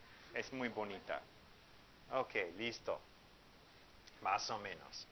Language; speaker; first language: Spanish; non-native, fluent; English